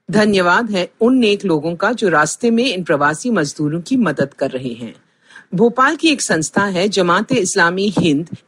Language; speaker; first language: Hindi; non-native, local second language; Punjabi